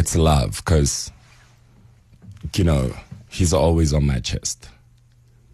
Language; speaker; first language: English; non-native, local second language; Northern Sotho